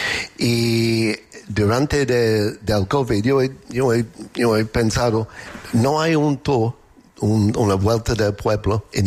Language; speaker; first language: Spanish; non-native, fluent; English